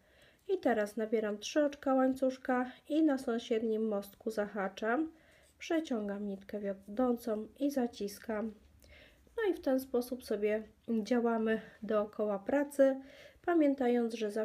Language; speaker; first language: Polish; native; Polish